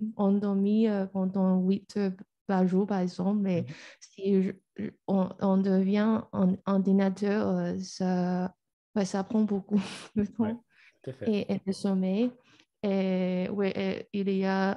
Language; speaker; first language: French; non-native, learner; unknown